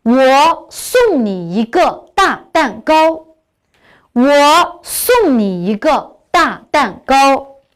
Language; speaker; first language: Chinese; non-native, local second language; Uyghur